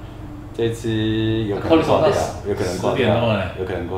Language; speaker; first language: Chinese; native; Chinese